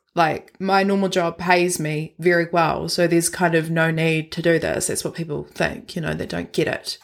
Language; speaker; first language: English; native; English